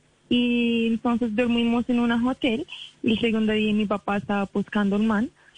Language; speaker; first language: Spanish; non-native, fluent; Arabic